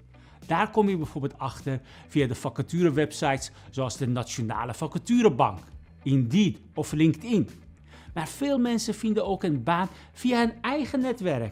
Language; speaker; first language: Dutch; non-native, fluent; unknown